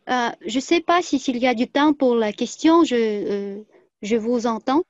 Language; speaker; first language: French; non-native, fluent; Tuvinian